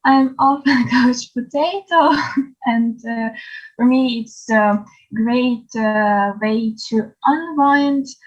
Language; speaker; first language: English; non-native, learner; Ukrainian